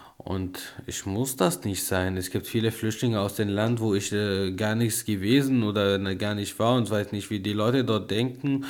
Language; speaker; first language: German; non-native, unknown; Arabic